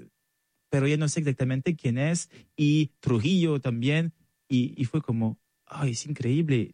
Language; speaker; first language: Spanish; non-native, fluent; French